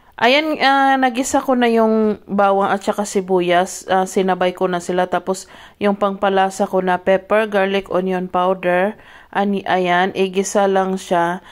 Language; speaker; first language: Filipino; non-native, local second language; Cebuano